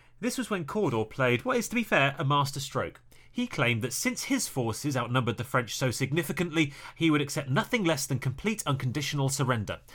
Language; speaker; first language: English; native; English